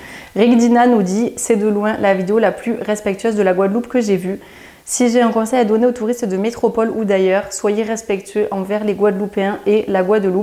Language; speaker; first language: French; native; French